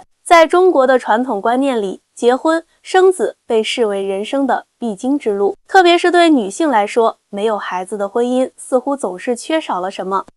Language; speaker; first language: Chinese; native; Chinese